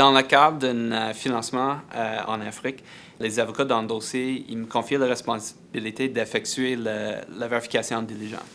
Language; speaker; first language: French; native; French